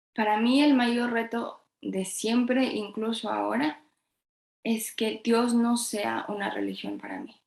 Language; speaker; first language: Spanish; early bilingual, heritage; Spanish